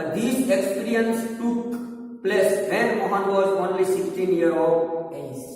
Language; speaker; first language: English; non-native, local second language; Gujarati